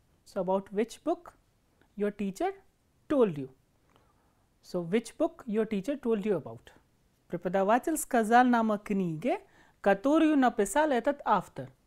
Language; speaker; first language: English; non-native, local second language; Hindi